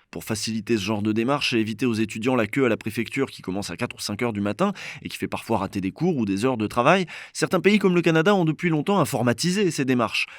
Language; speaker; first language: French; native; French